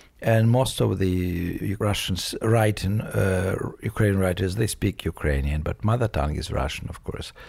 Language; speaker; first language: English; non-native, fluent; Russian